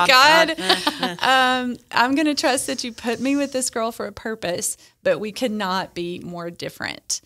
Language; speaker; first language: English; native; English